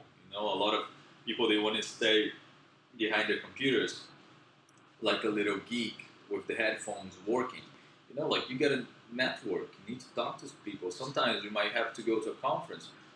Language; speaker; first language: English; non-native, fluent; Portuguese